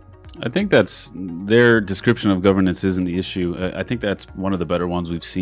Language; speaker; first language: English; native; English